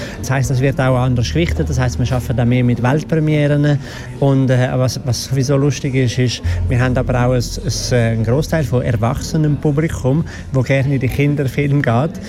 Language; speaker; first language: German; native; German